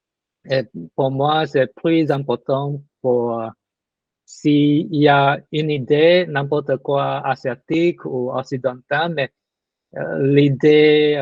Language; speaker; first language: French; non-native, learner; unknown